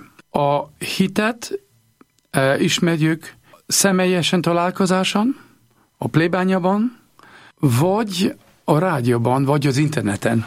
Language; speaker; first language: Hungarian; non-native, learner; German